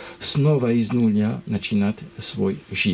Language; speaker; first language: Russian; non-native, learner; French